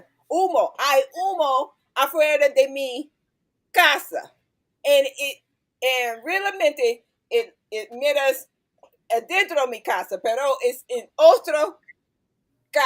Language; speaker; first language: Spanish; non-native, learner; English